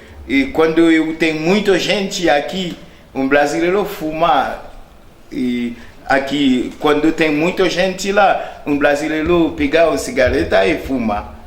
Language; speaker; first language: Portuguese; non-native, learner; Haitian Creole